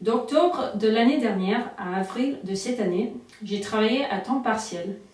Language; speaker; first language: French; non-native, fluent; English